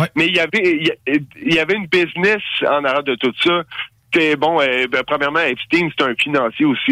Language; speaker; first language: French; native; French